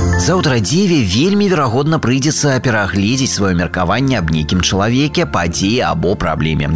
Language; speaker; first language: Belarusian; native; Belarusian